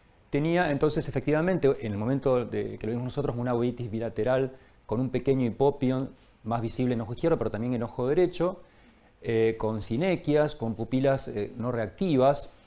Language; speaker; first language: Spanish; native; Spanish